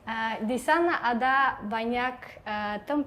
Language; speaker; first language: Indonesian; non-native, learner; Tajik